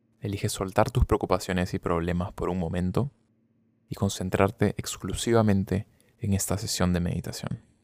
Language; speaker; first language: Spanish; native; Spanish